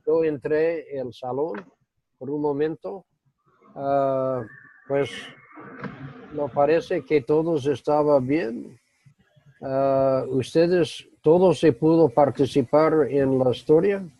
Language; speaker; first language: Spanish; non-native, fluent; English